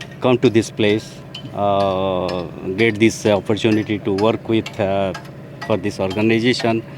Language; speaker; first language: English; non-native, fluent; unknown